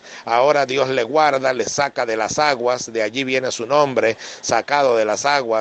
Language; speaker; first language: Spanish; native; Spanish